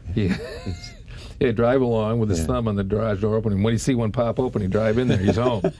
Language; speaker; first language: English; native; English